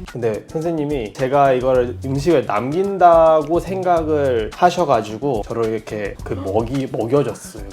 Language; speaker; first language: Korean; early bilingual, other home language; Bangla